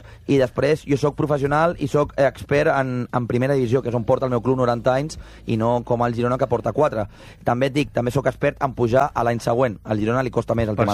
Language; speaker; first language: Catalan; native; Catalan